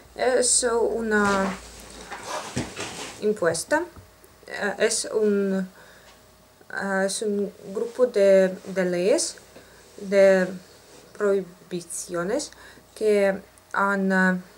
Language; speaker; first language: Spanish; non-native, learner; Russian